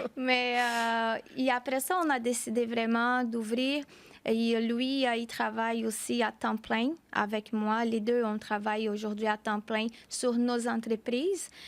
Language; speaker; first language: French; non-native, fluent; Portuguese